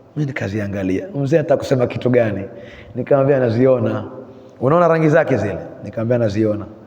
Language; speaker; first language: Swahili; native; Swahili